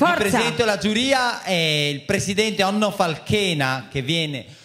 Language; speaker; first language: Italian; native; Italian